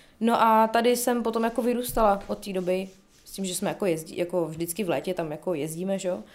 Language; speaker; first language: Czech; early bilingual, other home language; Bulgarian